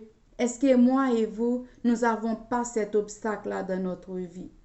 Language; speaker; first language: French; non-native, local second language; Haitian Creole